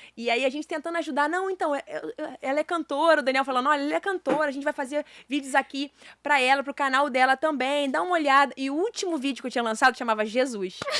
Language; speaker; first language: Portuguese; native; Portuguese